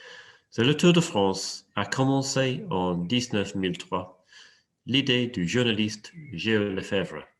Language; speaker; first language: French; non-native, fluent; English